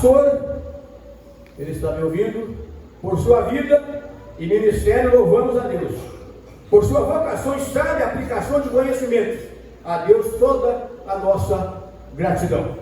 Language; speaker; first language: Portuguese; native; Portuguese